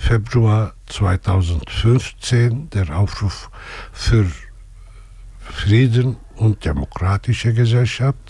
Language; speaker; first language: German; non-native, fluent; Kurdish